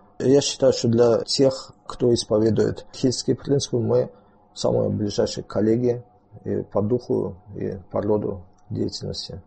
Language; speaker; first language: Russian; non-native, local second language; Azerbaijani